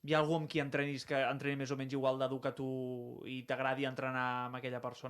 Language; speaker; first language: Catalan; native; Catalan